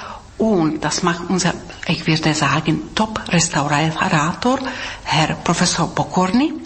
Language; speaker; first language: German; non-native, fluent; Czech